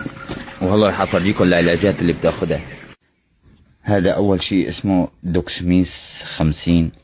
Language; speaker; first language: Arabic; native; Arabic